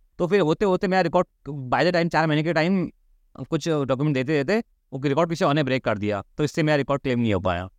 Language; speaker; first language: Hindi; native; Hindi